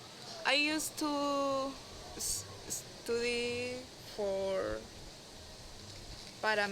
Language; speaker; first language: English; non-native, learner; Spanish